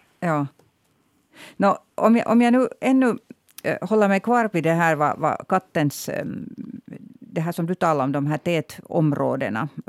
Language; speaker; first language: Swedish; native; Swedish